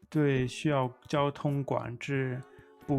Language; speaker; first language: Chinese; non-native, fluent; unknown